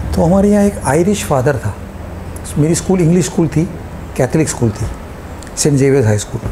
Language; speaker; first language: Hindi; non-native, local second language; Gujarati